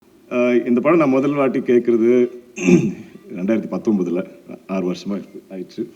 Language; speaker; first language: Tamil; non-native, local second language; Malayalam